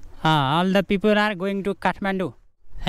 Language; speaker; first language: English; non-native, learner; Nepali